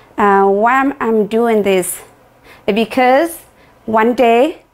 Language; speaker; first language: English; non-native, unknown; Vietnamese